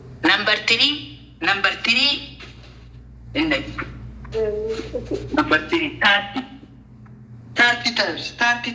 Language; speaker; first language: English; non-native, learner; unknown